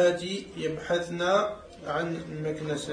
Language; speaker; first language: Arabic; non-native, learner; French